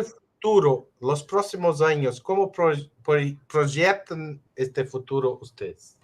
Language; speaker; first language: Spanish; non-native, fluent; Portuguese